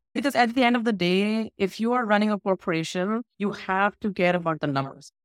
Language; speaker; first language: English; non-native, local second language; Hindi